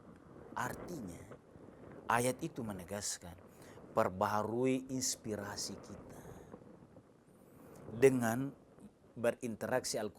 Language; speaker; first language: Indonesian; native; Indonesian